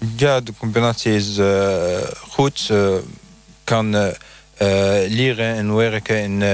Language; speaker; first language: Dutch; non-native, learner; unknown